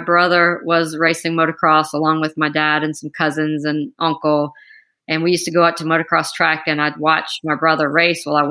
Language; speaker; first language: English; native; English